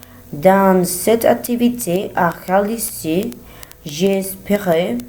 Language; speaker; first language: French; non-native, learner; Spanish